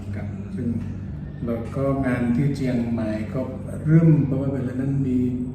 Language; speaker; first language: Thai; non-native, fluent; Indonesian